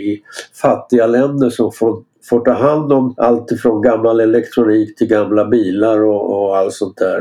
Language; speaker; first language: Swedish; native; Swedish